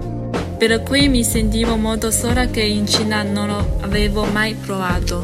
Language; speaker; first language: Italian; non-native, local second language; Chinese